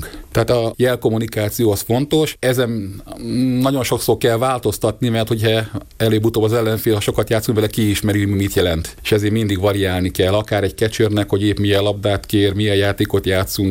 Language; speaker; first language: Hungarian; native; Hungarian